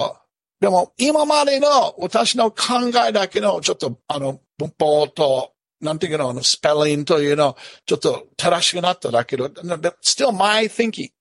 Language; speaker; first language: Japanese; non-native, learner; English